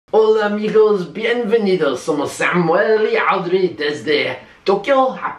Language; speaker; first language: Spanish; non-native, learner; English